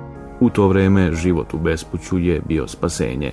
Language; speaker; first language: Bosnian; native; Bosnian